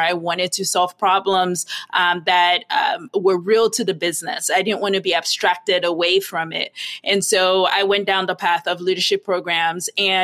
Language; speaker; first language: English; non-native, local second language; Yoruba